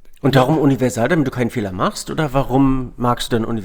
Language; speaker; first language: German; native; German